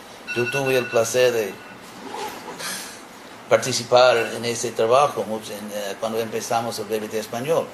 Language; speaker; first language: Spanish; non-native, fluent; English